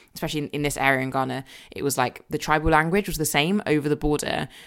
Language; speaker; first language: English; native; English